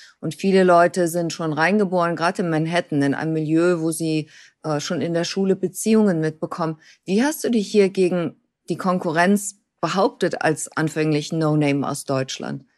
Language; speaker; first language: German; native; German